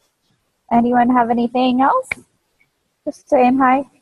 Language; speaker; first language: English; native; English